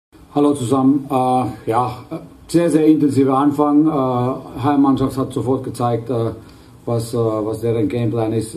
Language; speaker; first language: German; non-native, fluent; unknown